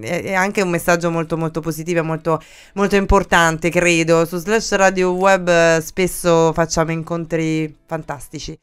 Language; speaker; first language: Italian; native; Italian